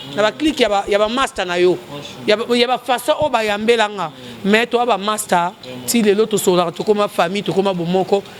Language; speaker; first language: Lingala; non-native, local second language; Luba-Lulua